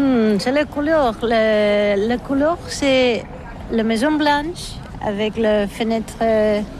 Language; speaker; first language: French; non-native, learner; Catalan